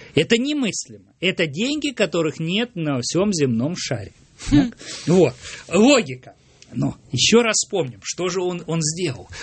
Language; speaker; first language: Russian; native; Russian